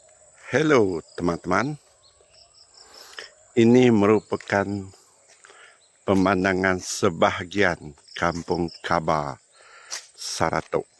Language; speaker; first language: Malay; native; Malay